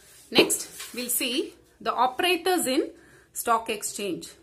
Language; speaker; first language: English; non-native, local second language; Tamil